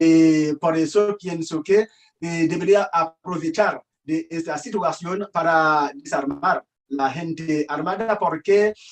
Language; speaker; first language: Spanish; non-native, learner; Haitian Creole